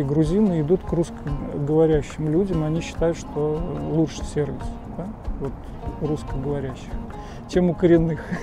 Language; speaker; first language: Russian; native; Russian